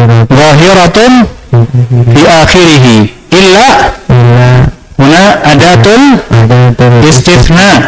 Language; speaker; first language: Arabic; non-native, fluent; Indonesian